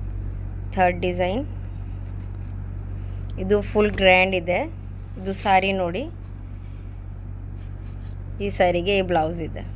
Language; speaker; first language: Kannada; non-native, local second language; Urdu